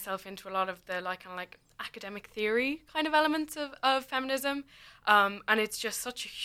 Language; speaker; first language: English; native; English